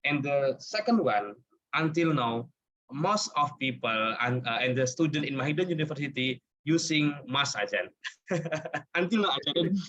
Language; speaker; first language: English; non-native, learner; Indonesian